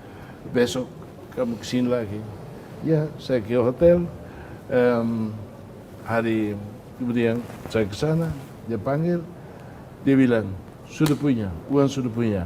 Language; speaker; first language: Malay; non-native, fluent; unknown